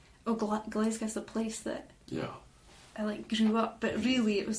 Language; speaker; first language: English; native; English